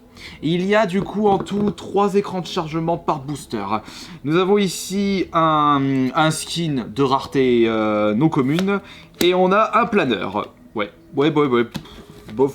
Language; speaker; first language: French; native; French